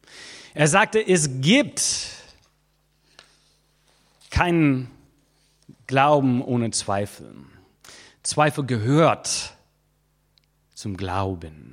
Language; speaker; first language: German; non-native, fluent; English